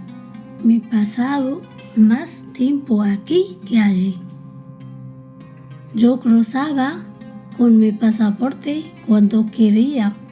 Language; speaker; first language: Spanish; early bilingual, other home language; Arabic